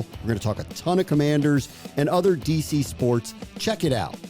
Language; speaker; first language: English; native; English